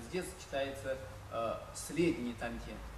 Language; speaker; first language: Russian; non-native, learner; Chinese